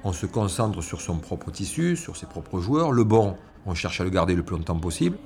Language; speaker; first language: French; native; French